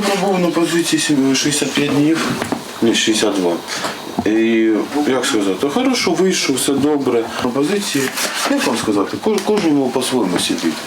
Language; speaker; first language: Ukrainian; non-native, local second language; Russian